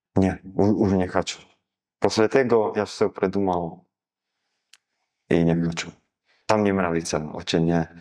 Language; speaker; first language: Russian; non-native, learner; Slovak